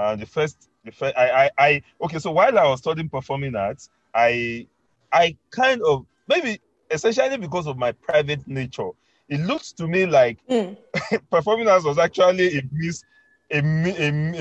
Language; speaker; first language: English; non-native, local second language; Yoruba